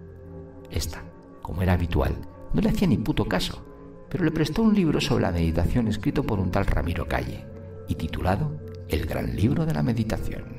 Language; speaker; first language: Spanish; native; Spanish